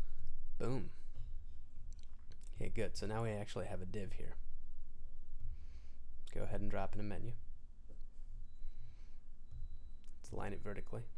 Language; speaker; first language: English; native; English